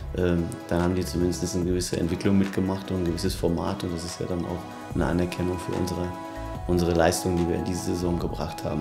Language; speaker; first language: German; native; German